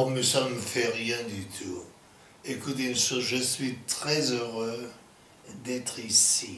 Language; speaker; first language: French; non-native, fluent; English